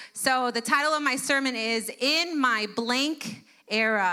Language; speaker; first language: English; early bilingual, other home language; Spanish